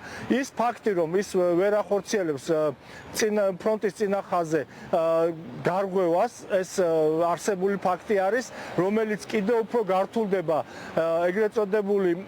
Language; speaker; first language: Georgian; native; Georgian